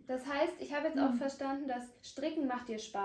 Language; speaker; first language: German; native; German